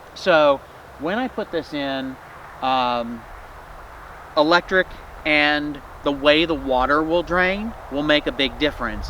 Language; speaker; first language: English; native; English